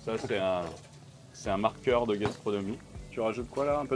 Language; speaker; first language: French; native; French